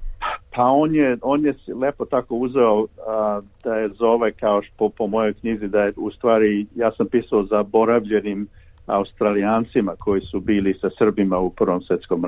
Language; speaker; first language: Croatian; early bilingual, heritage; Serbian